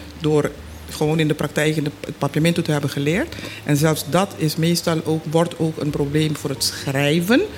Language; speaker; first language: Dutch; non-native, local second language; Papiamento